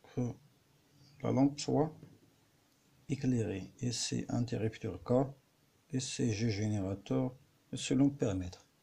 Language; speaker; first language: French; non-native, local second language; Arabic